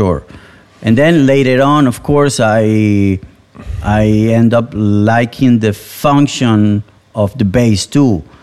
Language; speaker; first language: English; non-native, fluent; Spanish